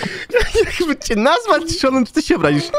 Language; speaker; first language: Polish; native; Polish